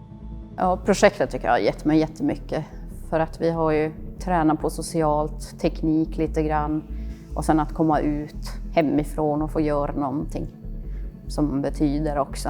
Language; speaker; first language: Swedish; native; Swedish